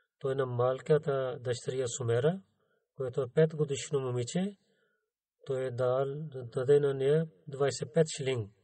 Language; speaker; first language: Bulgarian; non-native, fluent; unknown